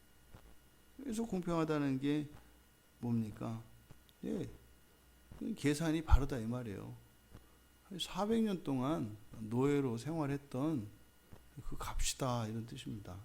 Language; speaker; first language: Korean; native; Korean